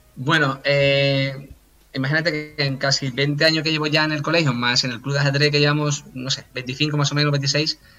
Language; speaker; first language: Spanish; native; Spanish